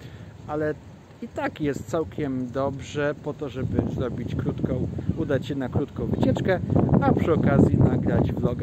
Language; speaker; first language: Polish; native; Polish